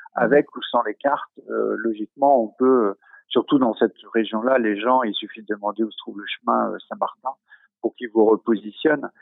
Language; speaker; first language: French; native; French